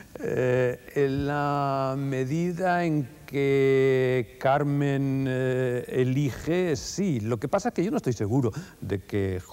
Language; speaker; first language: Spanish; native; Spanish